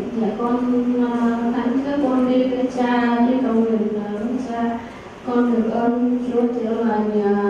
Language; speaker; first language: Vietnamese; non-native, local second language; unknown